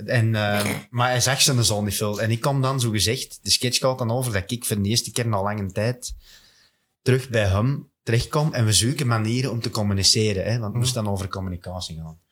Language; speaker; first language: Dutch; native; Dutch